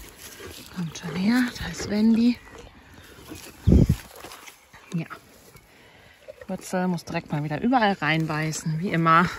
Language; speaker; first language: German; native; German